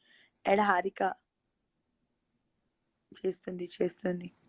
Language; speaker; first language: Telugu; non-native, learner; Gujarati